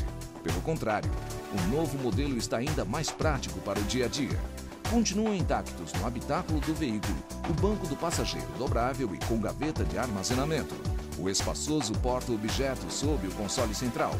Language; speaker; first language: Portuguese; native; Portuguese